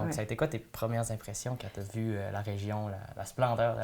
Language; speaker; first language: French; native; French